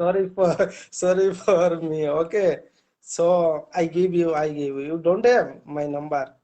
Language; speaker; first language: English; non-native, learner; Bangla